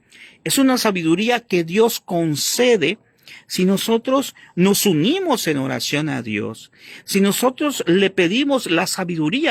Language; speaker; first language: Spanish; native; Spanish